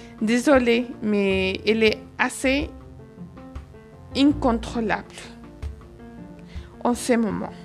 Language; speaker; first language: French; non-native, fluent; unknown